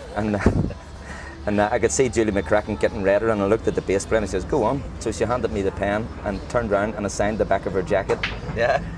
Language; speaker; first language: English; native; English